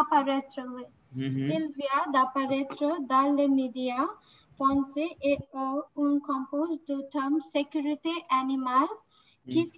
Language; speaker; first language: French; non-native, learner; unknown